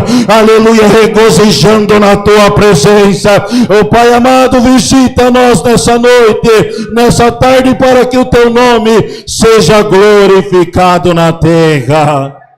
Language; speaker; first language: Portuguese; native; Portuguese